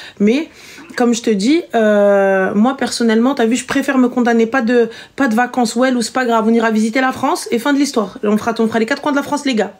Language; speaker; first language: French; early bilingual, other home language; Arabic